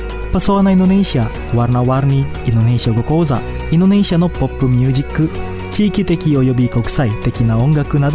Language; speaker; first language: Japanese; non-native, fluent; Indonesian